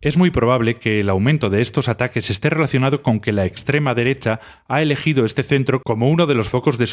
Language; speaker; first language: Spanish; native; Spanish